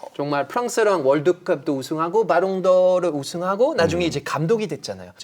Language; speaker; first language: Korean; non-native, fluent; French